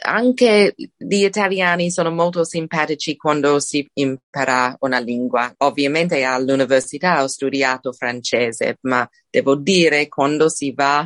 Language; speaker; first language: Italian; non-native, fluent; English